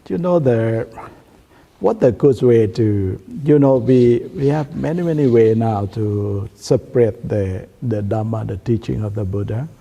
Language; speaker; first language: English; non-native, learner; Thai